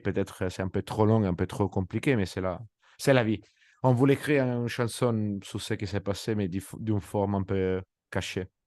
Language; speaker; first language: French; non-native, fluent; Italian